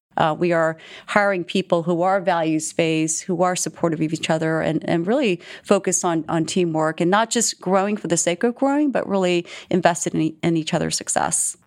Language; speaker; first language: English; early bilingual, other home language; Korean